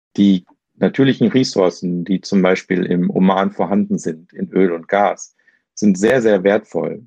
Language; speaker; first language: German; native; German